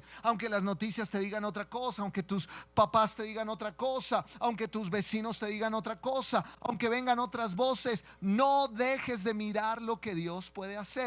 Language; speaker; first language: Spanish; native; Spanish